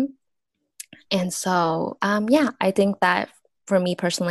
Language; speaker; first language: English; early bilingual, other home language; Vietnamese